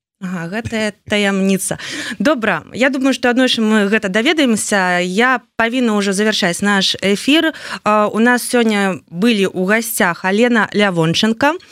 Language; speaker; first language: Belarusian; native; Belarusian